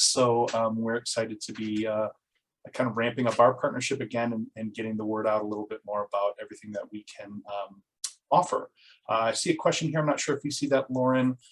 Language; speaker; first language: English; native; English